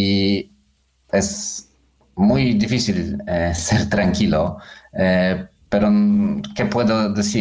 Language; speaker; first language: Spanish; non-native, learner; Polish